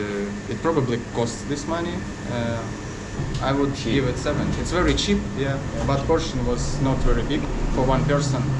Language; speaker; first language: English; non-native, fluent; Russian